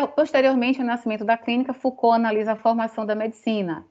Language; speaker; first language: Portuguese; native; Portuguese